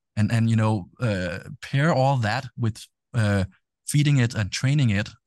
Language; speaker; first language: English; non-native, fluent; Danish